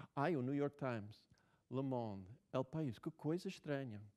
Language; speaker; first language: Portuguese; non-native, fluent; English